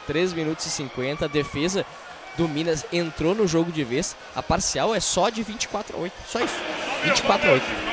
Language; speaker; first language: Portuguese; native; Portuguese